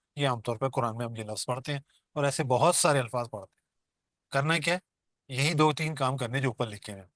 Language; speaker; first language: Urdu; non-native, local second language; Baluchi